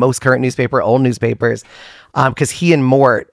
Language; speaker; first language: English; native; English